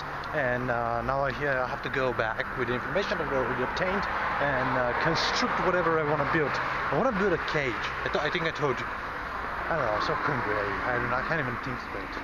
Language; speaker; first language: English; non-native, fluent; Bulgarian